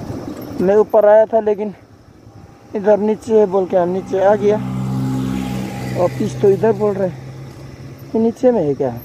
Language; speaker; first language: Hindi; non-native, learner; Nepali